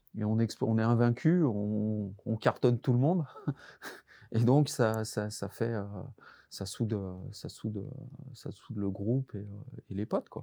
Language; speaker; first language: French; native; French